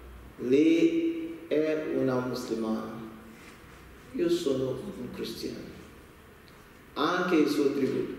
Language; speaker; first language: Italian; non-native, learner; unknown